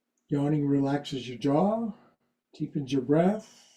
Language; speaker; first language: English; native; English